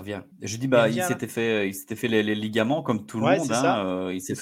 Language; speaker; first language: French; native; French